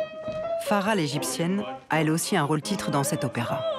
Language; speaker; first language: French; native; French